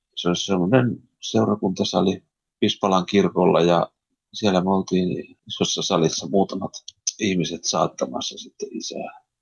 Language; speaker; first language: Finnish; early bilingual, heritage; Finnish